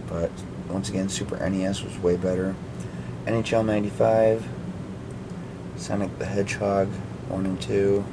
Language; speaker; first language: English; native; English